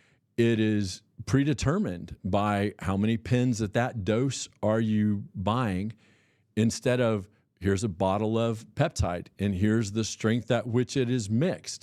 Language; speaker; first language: English; native; English